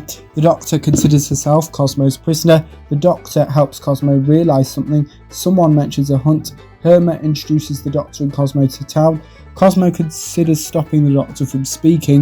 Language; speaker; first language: English; native; English